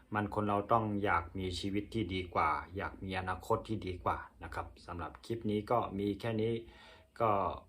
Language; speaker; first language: Thai; native; Thai